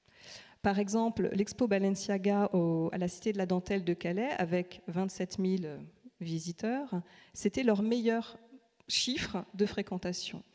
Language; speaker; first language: French; native; French